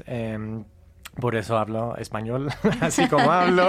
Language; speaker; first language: Spanish; non-native, fluent; English